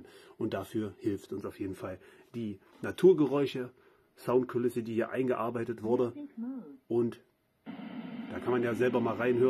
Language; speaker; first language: German; native; German